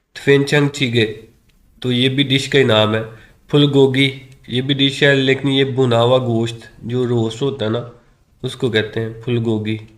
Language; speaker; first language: Urdu; non-native, local second language; Punjabi